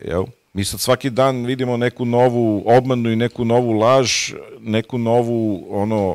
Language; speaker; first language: Bosnian; native; Bosnian